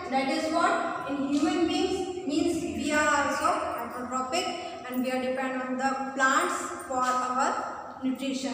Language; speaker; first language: English; non-native, local second language; Hindi